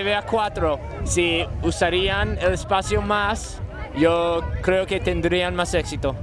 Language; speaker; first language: Spanish; non-native, learner; English